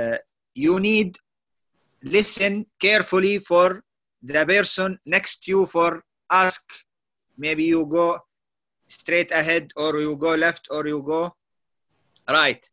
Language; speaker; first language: English; non-native, learner; Arabic